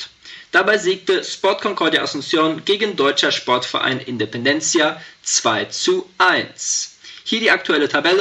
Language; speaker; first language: German; non-native, local second language; Plautdietsch